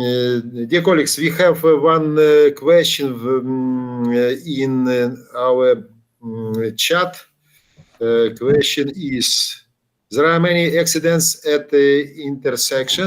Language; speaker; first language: English; non-native, learner; Ukrainian